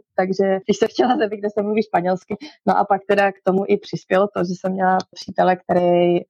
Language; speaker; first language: Czech; native; Czech